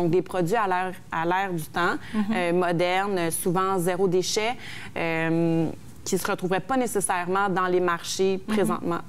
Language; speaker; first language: French; native; French